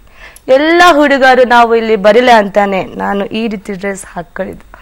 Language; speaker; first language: Kannada; non-native, local second language; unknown